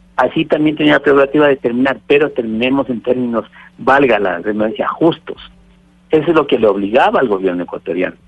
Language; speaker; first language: Spanish; native; Spanish